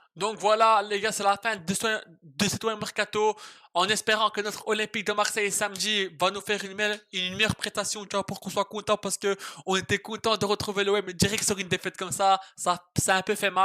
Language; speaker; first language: French; native; French